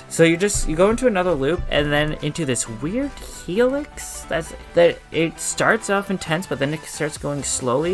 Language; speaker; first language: English; native; English